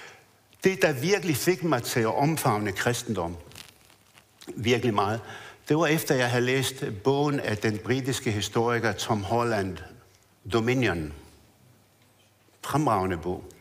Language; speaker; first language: Danish; early bilingual, other home language; Arabic